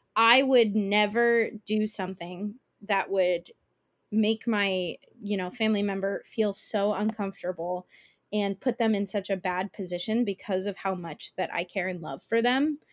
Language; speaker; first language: English; early bilingual, other home language; Italian